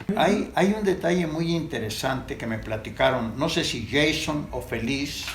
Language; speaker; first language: Spanish; native; Spanish